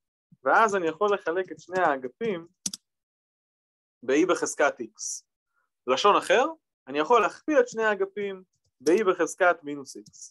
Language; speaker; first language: Hebrew; native; Hebrew